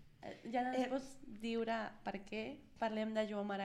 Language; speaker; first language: Catalan; non-native, learner; Spanish